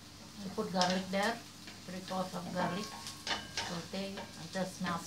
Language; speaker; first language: English; non-native, learner; Indonesian